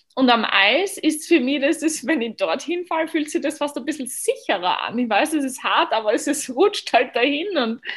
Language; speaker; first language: German; native; German